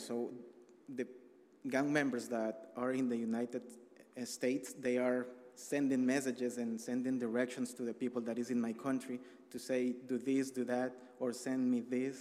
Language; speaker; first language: English; non-native, fluent; Spanish